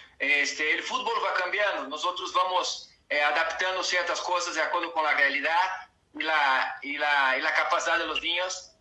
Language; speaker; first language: Spanish; non-native, fluent; Portuguese